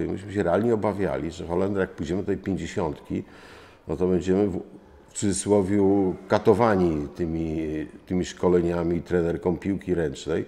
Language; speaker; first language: Polish; native; Polish